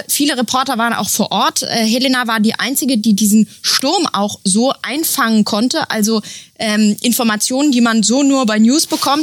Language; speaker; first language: German; native; German